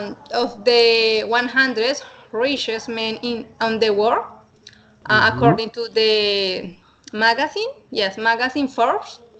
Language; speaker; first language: English; non-native, learner; Spanish